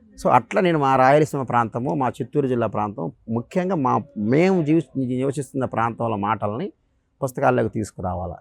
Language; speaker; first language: Telugu; native; Telugu